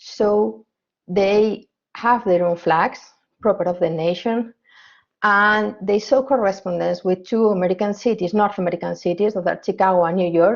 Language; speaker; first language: English; non-native, fluent; Spanish